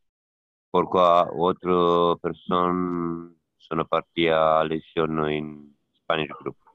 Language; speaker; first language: French; non-native, learner; Romanian